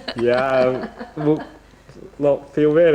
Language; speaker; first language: Dutch; non-native, learner; Cantonese